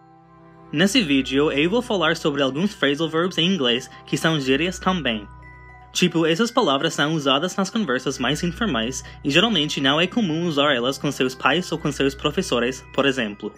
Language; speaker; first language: Portuguese; non-native, fluent; English